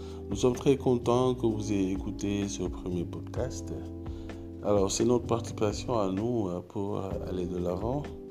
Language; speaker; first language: French; non-native, local second language; Wolof